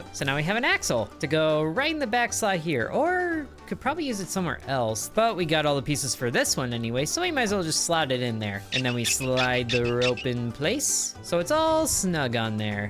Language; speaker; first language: English; native; English